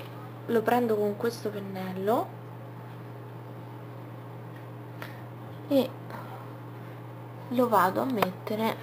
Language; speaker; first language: Italian; native; Italian